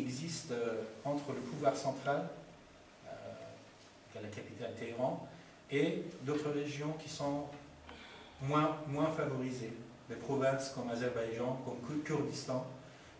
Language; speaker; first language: French; non-native, fluent; Persian